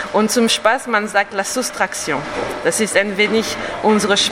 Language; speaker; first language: German; non-native, fluent; French